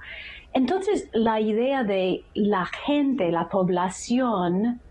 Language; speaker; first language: Spanish; non-native, fluent; English